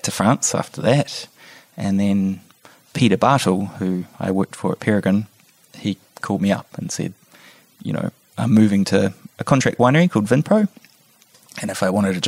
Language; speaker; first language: English; native; English